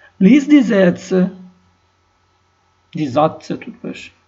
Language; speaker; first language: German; non-native, fluent; Ukrainian